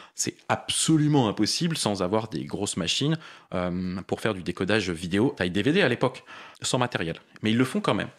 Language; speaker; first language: French; native; French